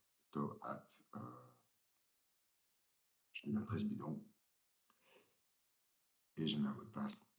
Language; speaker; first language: French; native; French